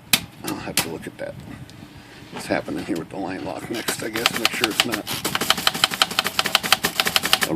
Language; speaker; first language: English; native; English